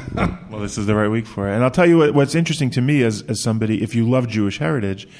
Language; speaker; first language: English; native; English